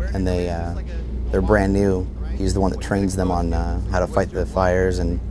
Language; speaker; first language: English; native; English